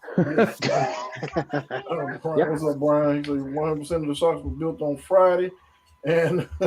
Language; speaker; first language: English; native; English